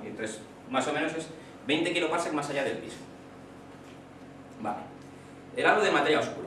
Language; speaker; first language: Spanish; native; Spanish